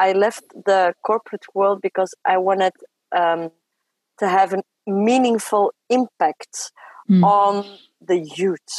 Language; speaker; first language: English; non-native, fluent; French